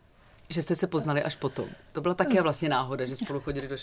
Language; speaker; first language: Czech; native; Czech